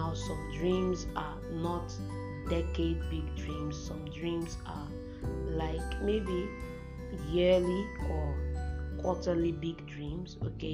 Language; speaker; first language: English; non-native, local second language; Igbo